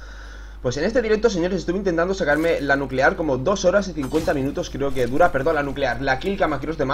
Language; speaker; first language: Spanish; native; Spanish